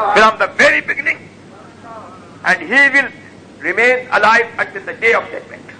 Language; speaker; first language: English; non-native, local second language; Urdu